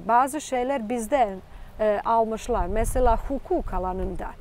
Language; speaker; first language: Turkish; non-native, fluent; Serbian